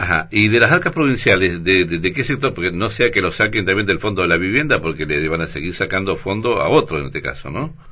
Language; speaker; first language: Spanish; native; Spanish